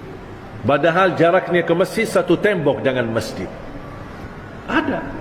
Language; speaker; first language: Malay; non-native, fluent; Arabic